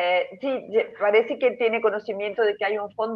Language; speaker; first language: Spanish; native; Spanish